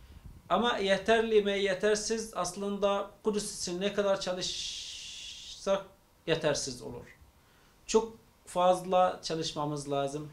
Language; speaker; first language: Turkish; non-native, fluent; Arabic